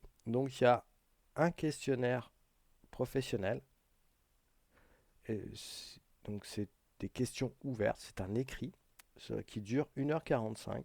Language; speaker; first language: French; native; French